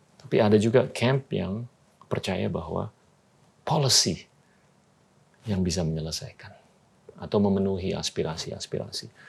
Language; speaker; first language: Indonesian; native; Indonesian